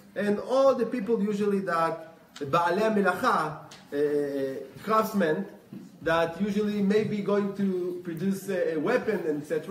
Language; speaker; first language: English; non-native, fluent; Hebrew